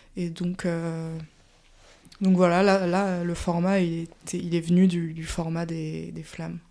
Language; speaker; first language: French; native; French